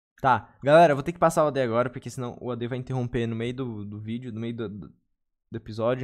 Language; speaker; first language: Portuguese; native; Portuguese